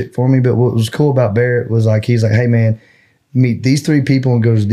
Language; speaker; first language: English; native; English